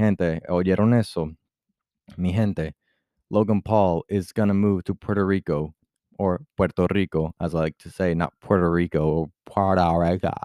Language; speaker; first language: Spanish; early bilingual, heritage; Spanish